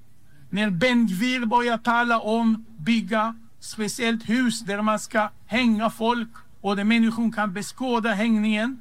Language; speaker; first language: Swedish; non-native, fluent; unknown